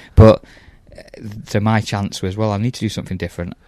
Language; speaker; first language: English; native; English